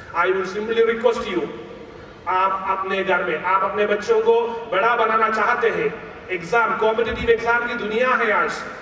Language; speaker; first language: Hindi; non-native, local second language; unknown